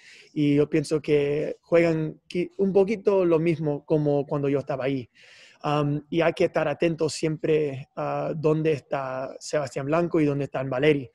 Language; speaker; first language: Spanish; non-native, fluent; English